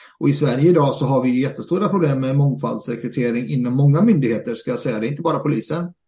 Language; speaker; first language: Swedish; early bilingual, other home language; Arabic